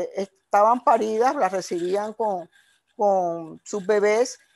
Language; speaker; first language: Spanish; native; Spanish